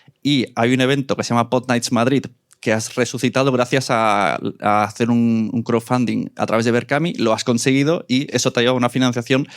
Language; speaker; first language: Spanish; native; Spanish